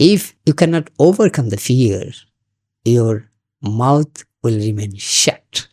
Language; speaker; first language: English; non-native, local second language; Bangla